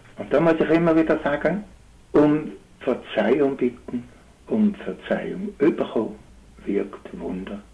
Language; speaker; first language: German; native; German